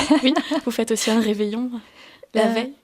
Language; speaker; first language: French; native; French